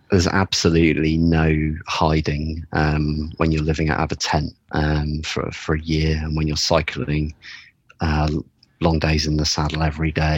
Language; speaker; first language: English; native; English